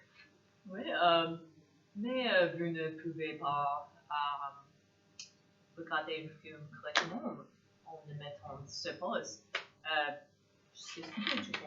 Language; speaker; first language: French; non-native, learner; English